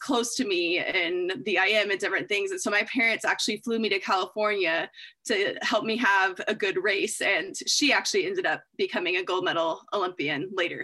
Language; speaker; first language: English; native; English